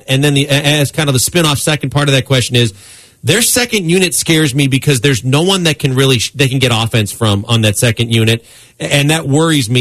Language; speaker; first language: English; native; English